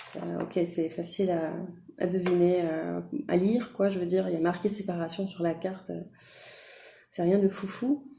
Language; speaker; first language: French; native; French